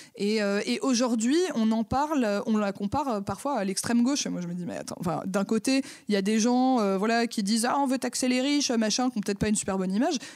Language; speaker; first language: French; native; French